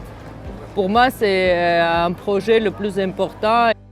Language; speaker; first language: French; non-native, fluent; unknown